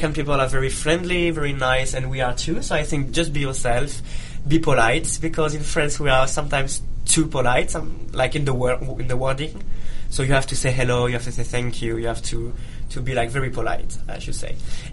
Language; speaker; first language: English; non-native, fluent; Italian